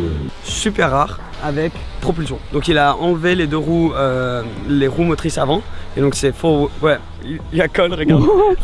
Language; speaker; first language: French; native; French